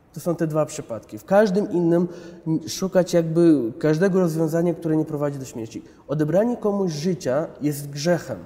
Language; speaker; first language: Polish; early bilingual, other home language; Chechen